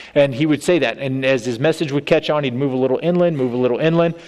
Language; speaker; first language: English; native; English